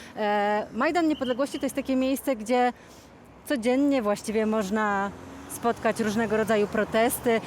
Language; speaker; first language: Polish; native; Polish